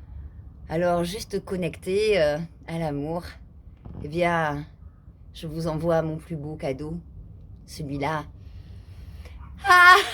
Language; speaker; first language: French; native; French